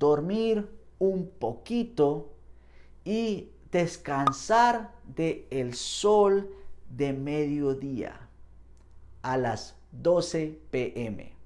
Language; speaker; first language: Spanish; non-native, fluent; English